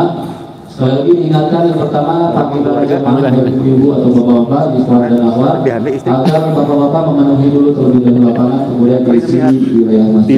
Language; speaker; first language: Indonesian; native; Indonesian